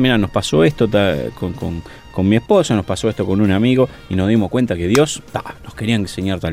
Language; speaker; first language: Spanish; native; Spanish